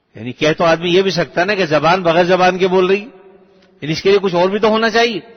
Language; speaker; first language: Urdu; native; Urdu